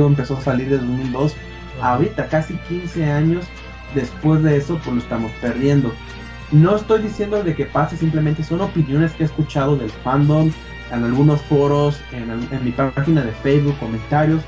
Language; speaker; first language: Spanish; native; Spanish